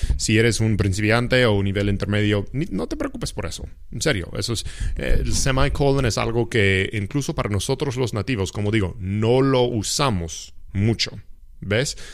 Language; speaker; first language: Spanish; non-native, fluent; English